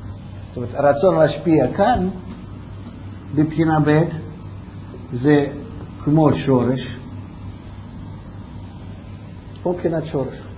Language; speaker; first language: Hebrew; non-native, fluent; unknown